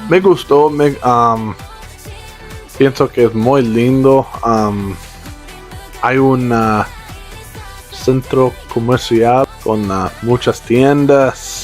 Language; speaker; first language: Spanish; non-native, learner; English